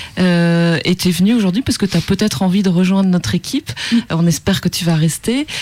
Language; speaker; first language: French; native; French